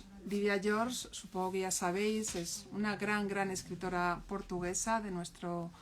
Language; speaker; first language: Spanish; native; Spanish